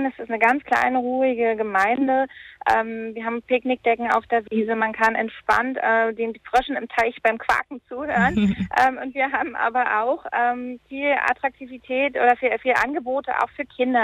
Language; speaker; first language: German; native; German